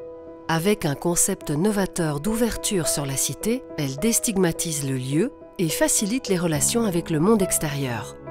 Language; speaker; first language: French; native; French